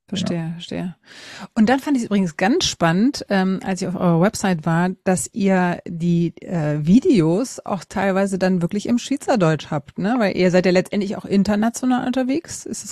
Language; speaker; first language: German; native; German